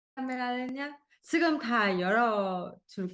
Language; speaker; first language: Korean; non-native, fluent; Vietnamese